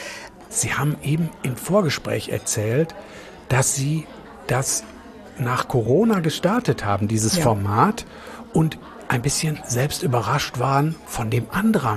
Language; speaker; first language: German; native; German